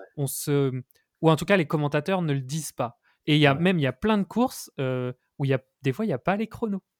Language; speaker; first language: French; native; French